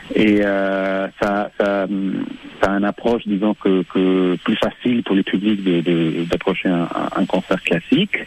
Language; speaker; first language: French; non-native, fluent; Spanish